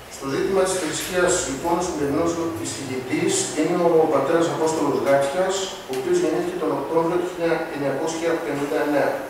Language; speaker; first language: Greek; native; Greek